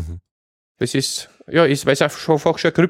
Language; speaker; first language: German; native; German